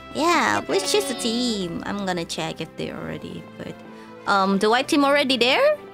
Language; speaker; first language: English; non-native, fluent; Indonesian